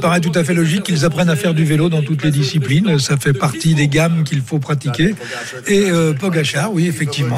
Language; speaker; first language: French; native; French